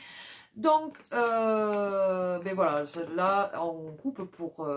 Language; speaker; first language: French; native; French